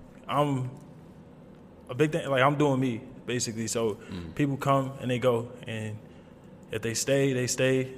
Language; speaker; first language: English; native; English